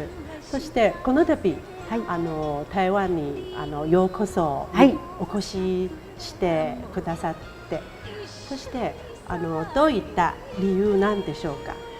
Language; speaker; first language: Japanese; non-native, fluent; Chinese